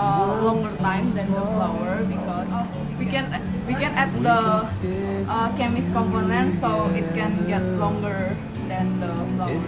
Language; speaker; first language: English; non-native, learner; Indonesian